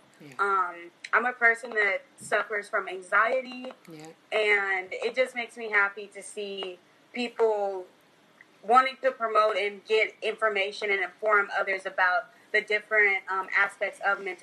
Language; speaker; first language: English; native; English